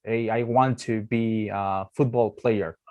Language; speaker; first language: English; non-native, learner; Spanish